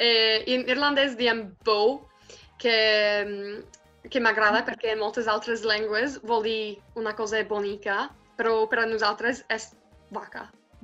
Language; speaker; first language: Catalan; non-native, fluent; Irish